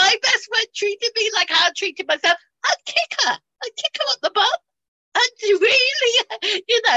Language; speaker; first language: English; native; English